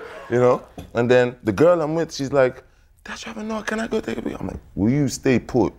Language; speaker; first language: English; non-native, local second language; Yoruba